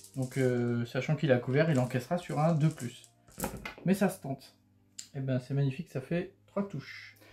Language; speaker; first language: French; native; French